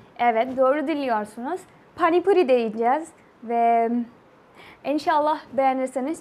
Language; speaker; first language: Turkish; non-native, learner; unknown